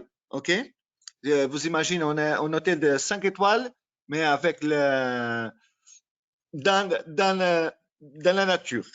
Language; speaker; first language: French; non-native, learner; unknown